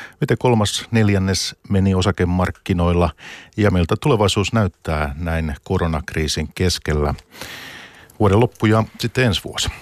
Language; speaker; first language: Finnish; native; Finnish